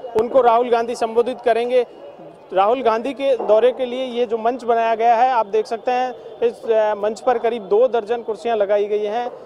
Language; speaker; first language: Hindi; native; Hindi